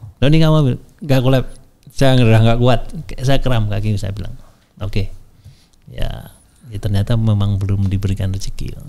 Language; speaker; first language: Indonesian; native; Indonesian